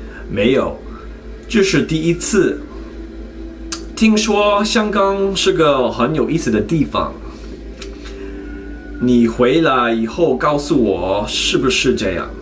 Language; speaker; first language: Chinese; non-native, learner; English